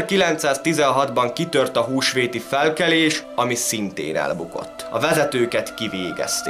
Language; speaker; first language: Hungarian; native; Hungarian